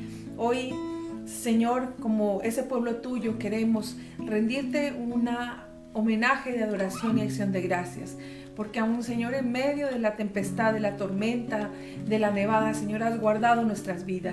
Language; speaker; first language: Spanish; native; Spanish